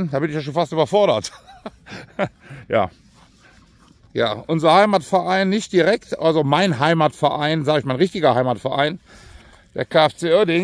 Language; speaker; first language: German; native; German